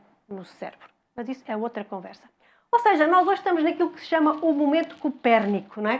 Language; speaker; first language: Portuguese; native; Portuguese